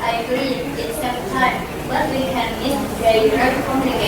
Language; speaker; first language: English; non-native, learner; Indonesian